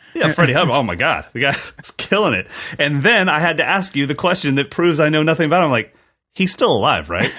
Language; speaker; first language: English; native; English